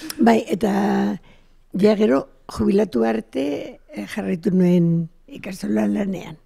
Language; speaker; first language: Basque; non-native, local second language; Spanish